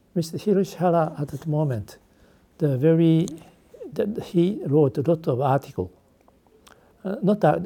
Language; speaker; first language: English; non-native, learner; Japanese